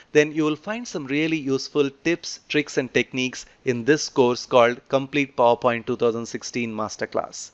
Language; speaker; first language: English; non-native, local second language; Telugu